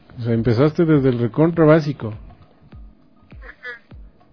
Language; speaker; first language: Spanish; native; Spanish